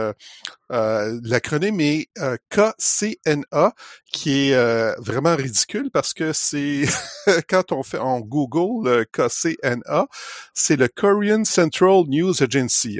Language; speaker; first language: French; native; French